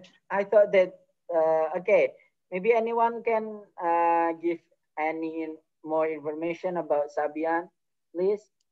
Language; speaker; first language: English; non-native, fluent; Indonesian